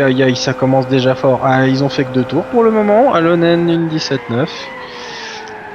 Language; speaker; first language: French; native; French